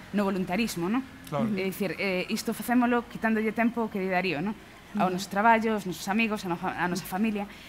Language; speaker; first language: Galician; non-native, local second language; Spanish